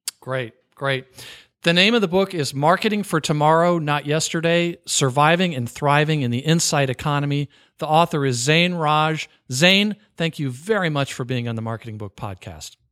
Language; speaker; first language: English; native; English